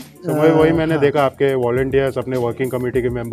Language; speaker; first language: Hindi; non-native, local second language; Marathi